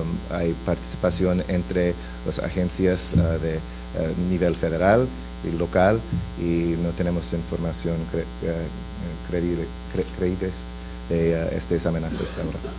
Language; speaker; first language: Spanish; non-native, fluent; English